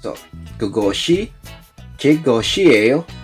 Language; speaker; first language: Korean; non-native, learner; Filipino